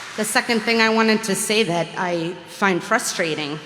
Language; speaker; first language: English; native; English